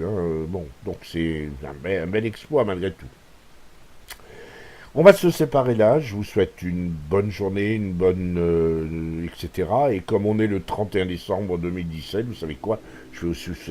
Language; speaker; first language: French; native; French